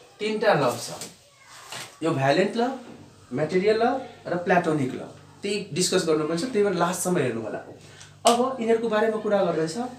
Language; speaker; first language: Nepali; non-native, local second language; Bhojpuri